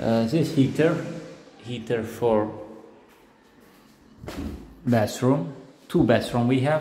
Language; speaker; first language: English; non-native, learner; Russian